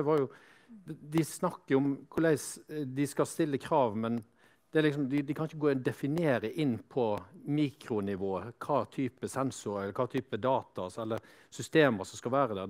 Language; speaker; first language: Norwegian; native; Norwegian